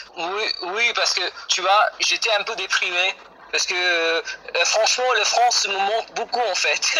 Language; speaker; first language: French; non-native, fluent; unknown